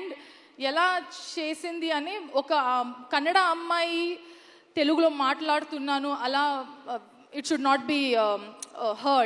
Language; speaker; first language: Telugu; non-native, learner; Kannada